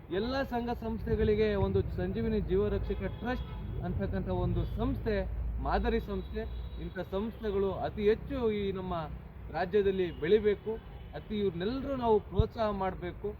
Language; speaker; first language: Kannada; non-native, local second language; Lambadi